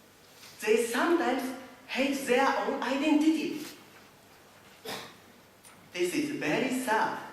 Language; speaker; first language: English; non-native, learner; Japanese